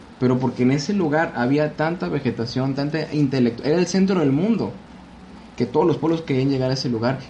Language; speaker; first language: Spanish; native; Spanish